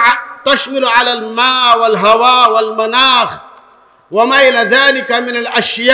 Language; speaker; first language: Arabic; non-native, fluent; Urdu